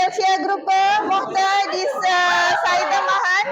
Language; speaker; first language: German; non-native, fluent; Indonesian